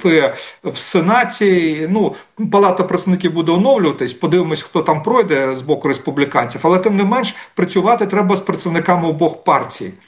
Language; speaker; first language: Ukrainian; native; Ukrainian